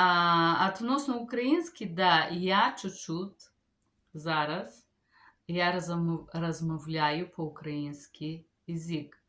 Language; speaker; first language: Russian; non-native, fluent; Bulgarian